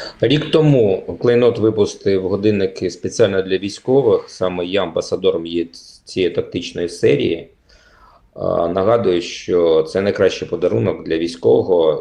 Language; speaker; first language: Ukrainian; native; Ukrainian